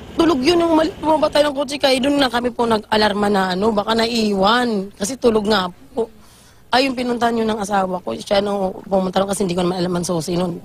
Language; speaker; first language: Filipino; native; Filipino